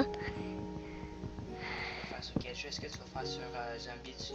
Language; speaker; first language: French; native; French